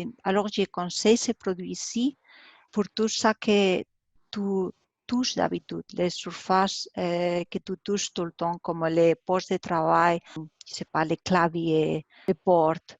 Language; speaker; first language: French; non-native, learner; Spanish